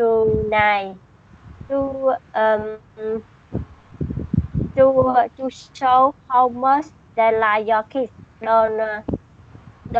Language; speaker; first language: English; non-native, learner; Vietnamese